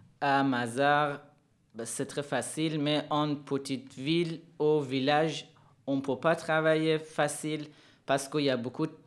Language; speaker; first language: French; non-native, learner; Persian